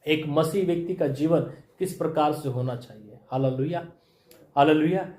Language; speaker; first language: Hindi; non-native, local second language; Marathi